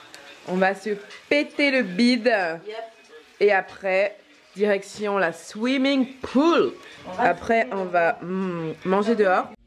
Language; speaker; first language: French; native; French